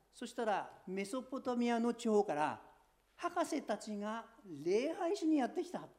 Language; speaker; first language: Japanese; native; Japanese